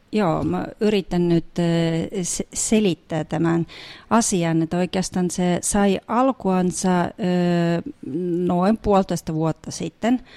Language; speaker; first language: Finnish; non-native, fluent; Russian